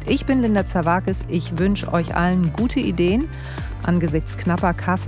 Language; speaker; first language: German; native; German